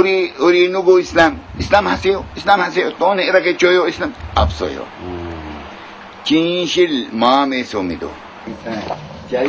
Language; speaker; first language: Korean; non-native, learner; Arabic